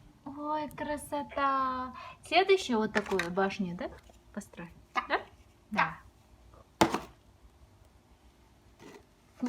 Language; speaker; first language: Russian; non-native, local second language; Kazakh